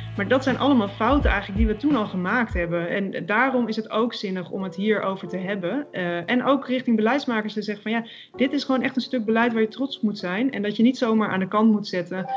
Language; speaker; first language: Dutch; native; Dutch